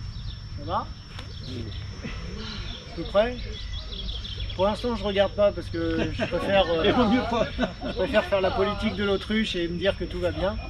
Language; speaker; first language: French; native; French